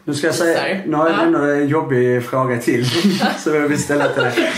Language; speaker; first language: Swedish; native; Swedish